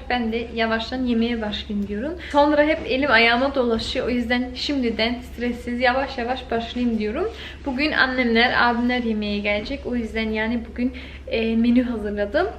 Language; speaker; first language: Turkish; early bilingual, heritage; Turkish